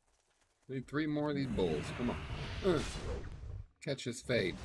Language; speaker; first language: English; native; English